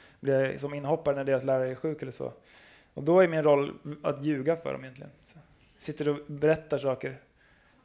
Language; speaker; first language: Swedish; native; Swedish